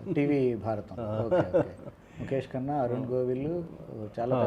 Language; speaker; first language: Telugu; native; Telugu